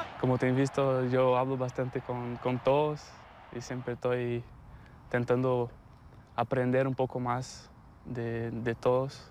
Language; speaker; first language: Spanish; non-native, fluent; Portuguese